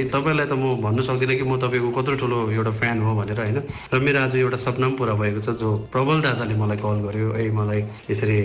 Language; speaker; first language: Nepali; native; Nepali